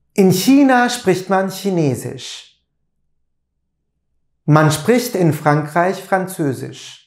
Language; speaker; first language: German; non-native, fluent; Turkish